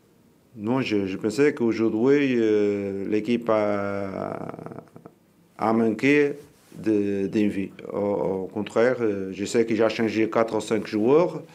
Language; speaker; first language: French; non-native, learner; Portuguese